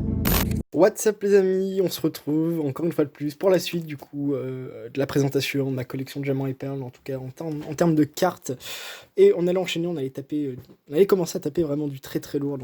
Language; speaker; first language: French; native; French